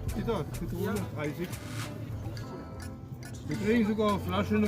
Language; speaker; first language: German; non-native, fluent; Polish